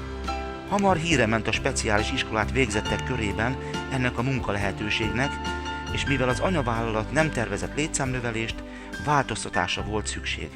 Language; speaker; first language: Hungarian; native; Hungarian